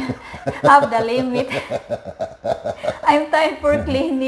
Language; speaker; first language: English; non-native, learner; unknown